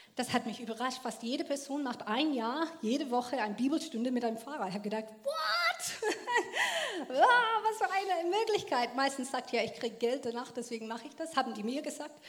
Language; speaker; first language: German; non-native, fluent; English